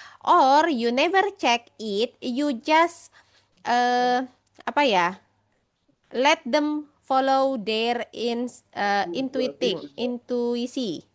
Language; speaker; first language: English; non-native, fluent; Indonesian